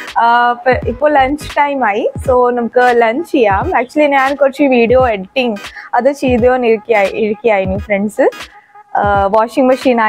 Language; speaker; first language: Malayalam; non-native, learner; Hindi